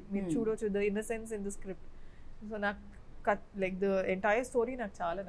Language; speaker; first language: Telugu; non-native, fluent; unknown